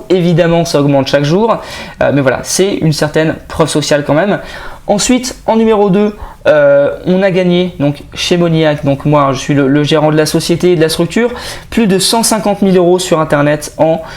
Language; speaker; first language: French; native; French